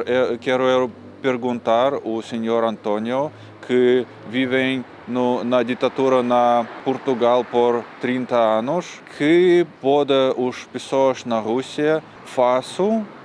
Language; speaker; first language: Portuguese; non-native, learner; Russian